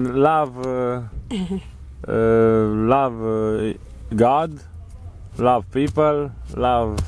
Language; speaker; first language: English; non-native, learner; Romanian